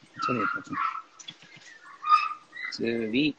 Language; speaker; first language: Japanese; non-native, fluent; Korean